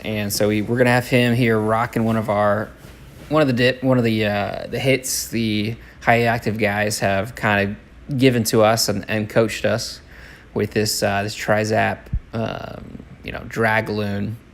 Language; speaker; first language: English; native; English